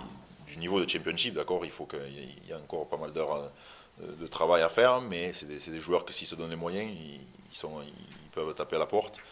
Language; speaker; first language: French; native; French